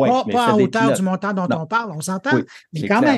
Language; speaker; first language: French; native; French